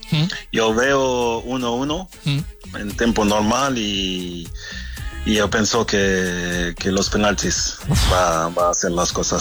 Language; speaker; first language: Spanish; non-native, fluent; French